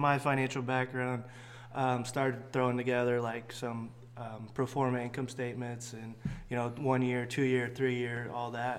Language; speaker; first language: English; native; English